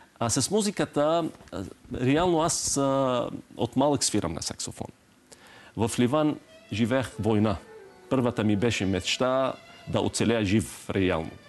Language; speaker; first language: Bulgarian; non-native, fluent; Arabic